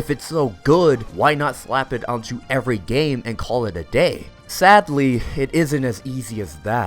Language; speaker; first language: English; native; English